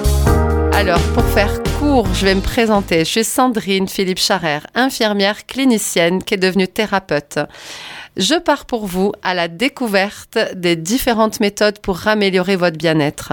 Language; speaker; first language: French; native; French